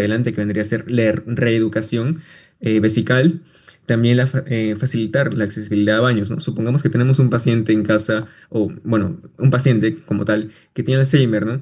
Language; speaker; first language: Spanish; native; Spanish